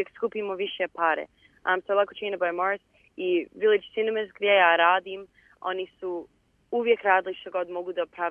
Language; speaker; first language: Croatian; early bilingual, heritage; Bosnian